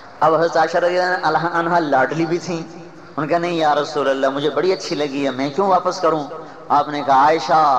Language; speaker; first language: Urdu; non-native, local second language; Punjabi